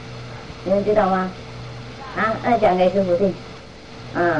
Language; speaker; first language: Chinese; non-native, fluent; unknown